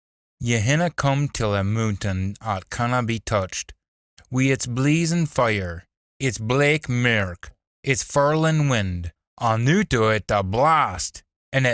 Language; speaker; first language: English; native; English